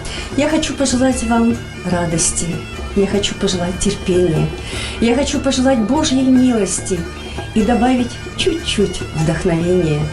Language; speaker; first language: Russian; native; Russian